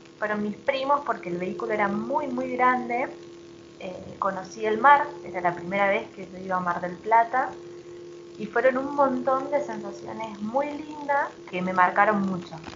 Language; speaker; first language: Spanish; native; Spanish